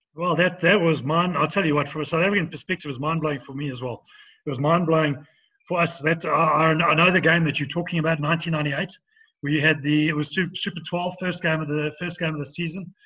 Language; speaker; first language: English; native; English